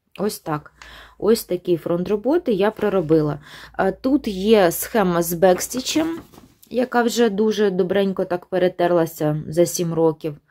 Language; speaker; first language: Ukrainian; non-native, local second language; Russian